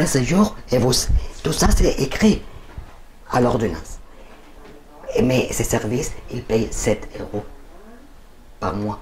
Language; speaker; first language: French; non-native, learner; Spanish